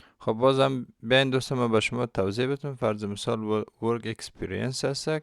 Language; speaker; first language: Persian; non-native, local second language; Turkmen